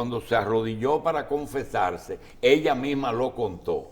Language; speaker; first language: Spanish; native; Spanish